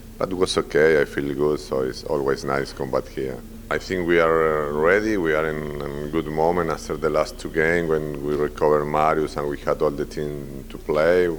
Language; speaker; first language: English; non-native, learner; Spanish